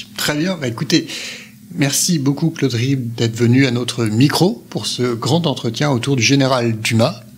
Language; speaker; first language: French; native; French